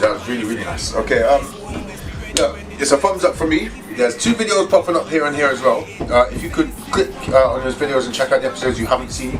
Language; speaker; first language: English; native; English